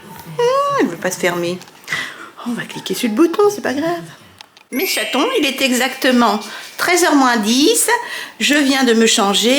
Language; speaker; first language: French; native; French